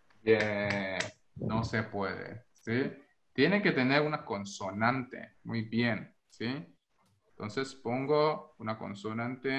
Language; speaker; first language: Spanish; non-native, fluent; Korean